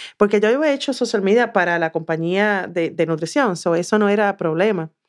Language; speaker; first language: Spanish; native; Spanish